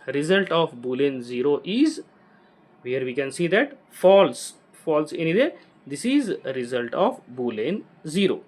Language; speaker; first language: English; non-native, local second language; Kannada